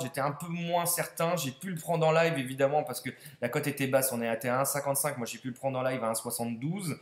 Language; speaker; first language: French; native; French